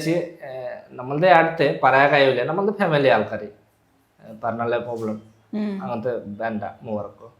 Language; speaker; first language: Malayalam; non-native, learner; Bangla